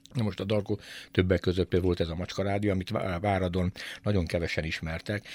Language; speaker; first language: Hungarian; native; Hungarian